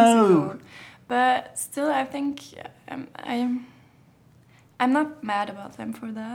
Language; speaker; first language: English; non-native, fluent; German